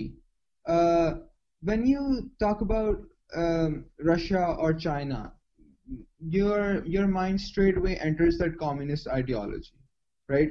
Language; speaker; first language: English; non-native, local second language; Urdu